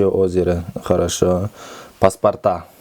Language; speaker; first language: Russian; non-native, local second language; Kyrgyz